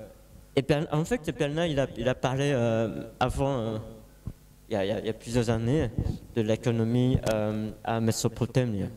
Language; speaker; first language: French; non-native, learner; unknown